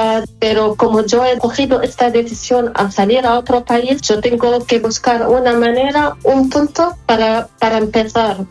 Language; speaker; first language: Spanish; non-native, fluent; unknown